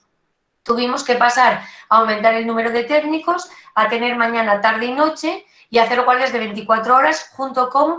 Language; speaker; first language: Spanish; native; Spanish